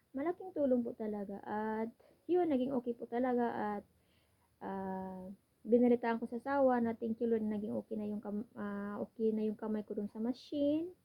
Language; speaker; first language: Filipino; non-native, local second language; Cebuano